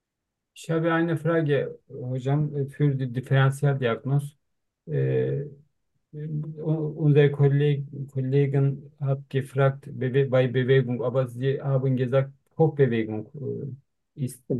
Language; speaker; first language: German; non-native, learner; Turkish